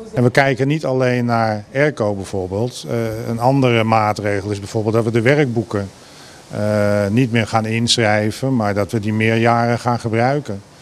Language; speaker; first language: Dutch; native; Dutch